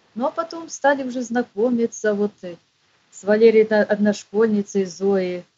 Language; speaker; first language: Russian; native; Russian